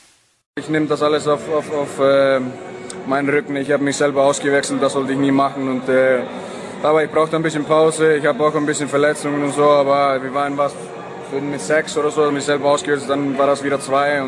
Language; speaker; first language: German; non-native, learner; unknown